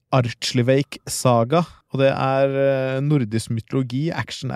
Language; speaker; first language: Norwegian; native; Norwegian